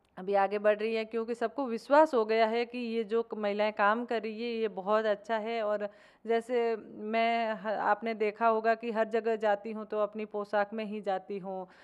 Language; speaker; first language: Hindi; native; Hindi